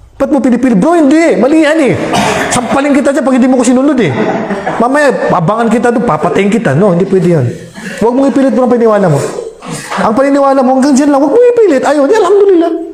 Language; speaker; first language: Filipino; non-native, local second language; Maranao